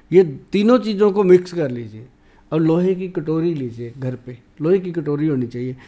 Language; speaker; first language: Hindi; native; Hindi